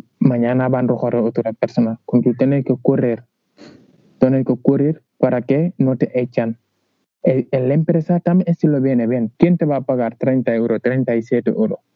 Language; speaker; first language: Spanish; non-native, learner; Wolof